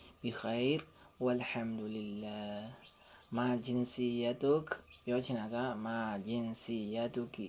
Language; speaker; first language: Arabic; non-native, fluent; Burmese